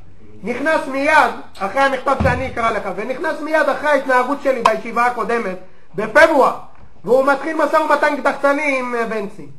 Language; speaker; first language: Hebrew; native; Hebrew